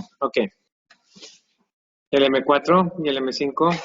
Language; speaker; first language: Spanish; native; Spanish